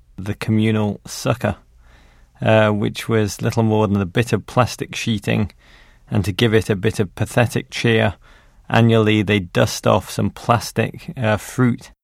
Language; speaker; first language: English; native; English